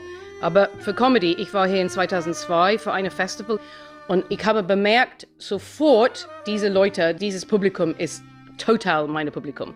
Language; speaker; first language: German; non-native, fluent; English